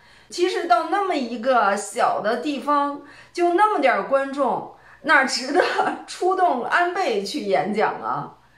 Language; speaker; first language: Chinese; native; Chinese